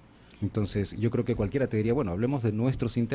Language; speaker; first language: Spanish; native; Spanish